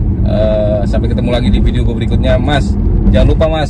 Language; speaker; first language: Indonesian; native; Indonesian